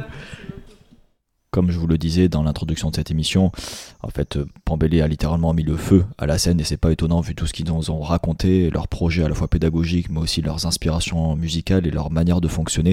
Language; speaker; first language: French; native; French